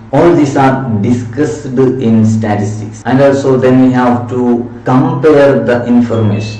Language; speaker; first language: English; non-native, local second language; Malayalam